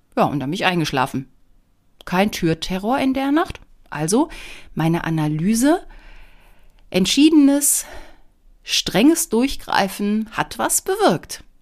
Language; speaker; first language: German; native; German